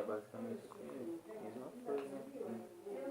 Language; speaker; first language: Portuguese; native; Portuguese